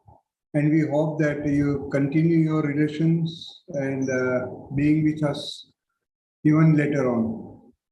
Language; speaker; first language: English; non-native, local second language; Hindi